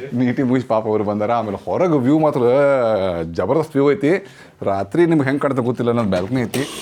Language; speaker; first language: Kannada; native; Kannada